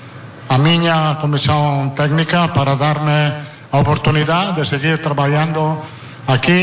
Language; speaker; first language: Portuguese; non-native, fluent; Italian